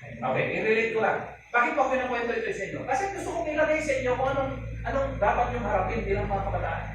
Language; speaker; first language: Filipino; non-native, local second language; Hiligaynon